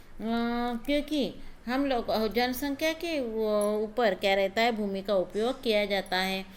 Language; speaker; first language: Hindi; non-native, local second language; Marathi